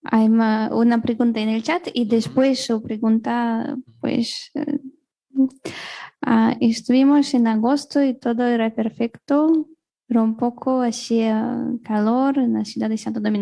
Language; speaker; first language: Spanish; non-native, fluent; Russian